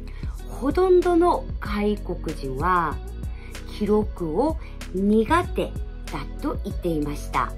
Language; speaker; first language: Japanese; non-native, fluent; Korean